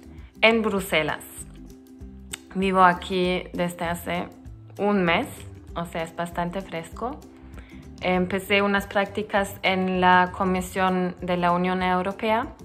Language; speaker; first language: Spanish; non-native, fluent; Turkish